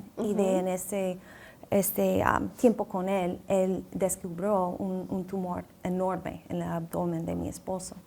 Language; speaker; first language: Spanish; non-native, fluent; English